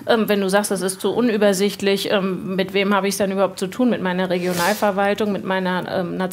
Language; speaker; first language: German; native; German